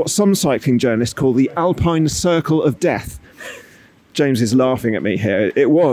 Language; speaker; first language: English; native; English